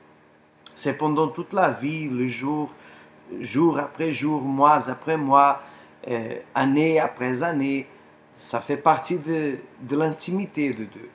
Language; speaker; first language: French; non-native, fluent; Portuguese